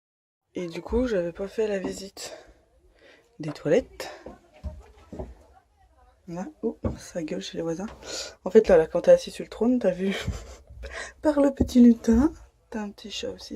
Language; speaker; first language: French; native; French